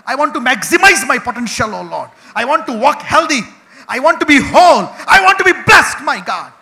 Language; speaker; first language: English; non-native, local second language; Telugu